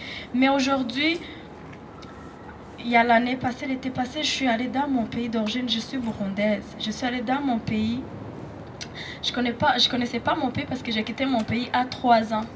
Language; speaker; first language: French; non-native, local second language; Rundi